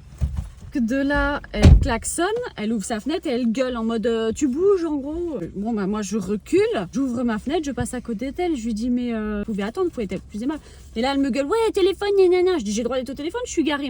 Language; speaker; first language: French; native; French